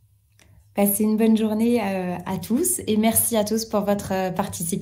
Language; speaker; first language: French; native; French